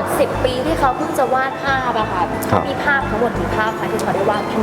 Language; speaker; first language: Thai; native; Thai